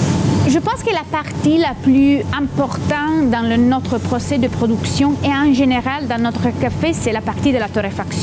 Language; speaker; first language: French; non-native, fluent; Italian